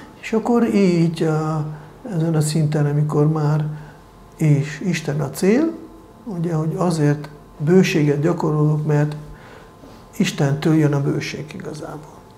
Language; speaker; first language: Hungarian; non-native, fluent; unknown